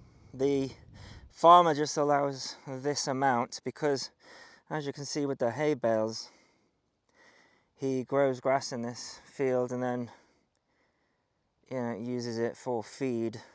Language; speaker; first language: English; native; English